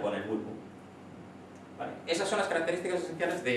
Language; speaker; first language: Spanish; native; Spanish